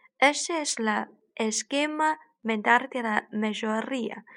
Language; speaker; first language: Spanish; non-native, learner; Chinese